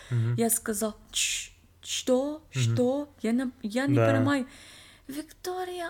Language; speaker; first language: Russian; non-native, learner; English